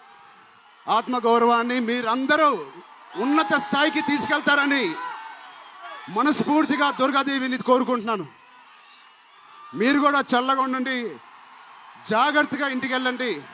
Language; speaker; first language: Telugu; native; Telugu